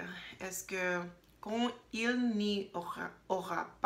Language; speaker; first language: French; non-native, learner; English